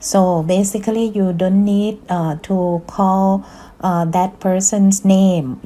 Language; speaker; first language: English; non-native, fluent; Thai